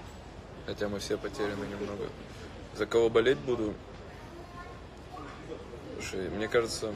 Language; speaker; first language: Russian; native; Russian